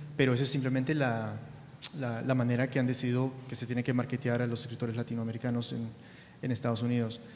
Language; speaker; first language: Spanish; early bilingual, heritage; Spanish